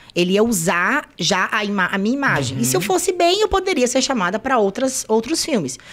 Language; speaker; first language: Portuguese; native; Portuguese